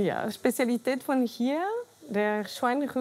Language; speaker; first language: German; non-native, learner; French